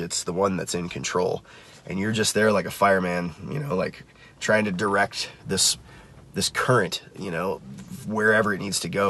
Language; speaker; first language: English; native; English